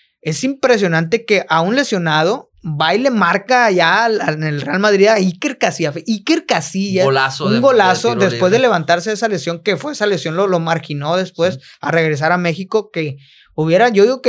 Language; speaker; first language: Spanish; native; Spanish